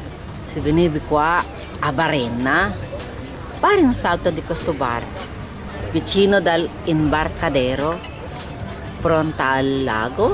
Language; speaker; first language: Italian; non-native, learner; Filipino